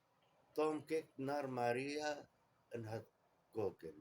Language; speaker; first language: Dutch; non-native, learner; Kurdish